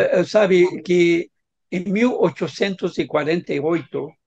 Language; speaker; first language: Spanish; non-native, fluent; Portuguese